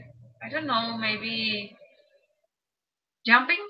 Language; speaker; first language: English; non-native, learner; Spanish